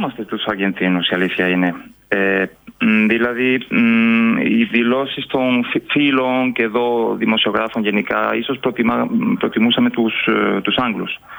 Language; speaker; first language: Greek; non-native, fluent; Spanish